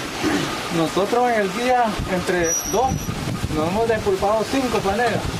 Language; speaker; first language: Spanish; native; Spanish